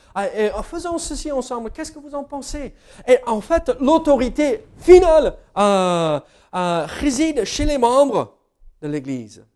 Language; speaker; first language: French; non-native, fluent; English